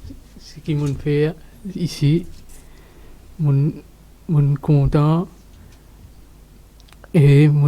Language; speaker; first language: French; non-native, local second language; Morisyen